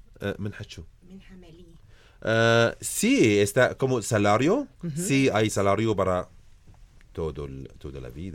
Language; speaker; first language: Spanish; non-native, learner; Arabic